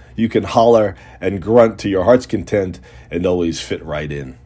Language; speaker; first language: English; native; English